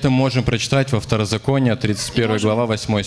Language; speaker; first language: Russian; native; Russian